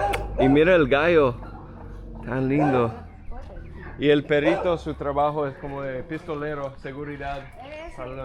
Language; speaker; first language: Spanish; non-native, fluent; English